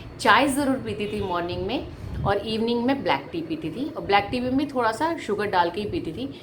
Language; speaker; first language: Hindi; non-native, local second language; Malayalam